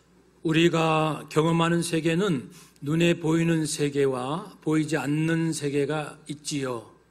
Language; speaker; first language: Korean; native; Korean